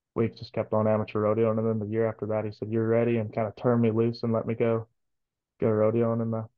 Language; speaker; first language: English; native; English